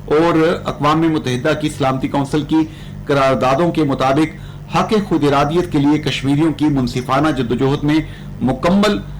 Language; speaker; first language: Urdu; non-native, local second language; Punjabi